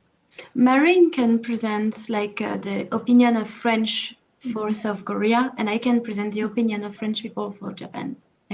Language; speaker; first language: English; non-native, learner; French